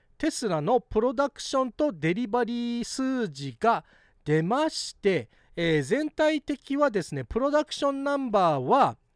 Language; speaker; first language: Japanese; early bilingual, heritage; Japanese